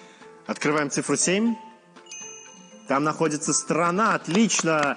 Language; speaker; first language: Russian; native; Russian